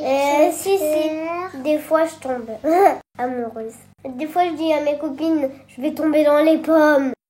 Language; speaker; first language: French; native; French